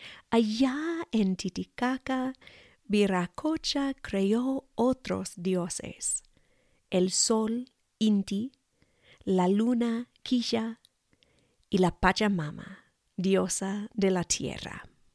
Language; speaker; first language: Spanish; non-native, fluent; English